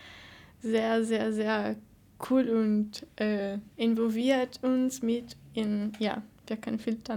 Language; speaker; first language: German; non-native, learner; Portuguese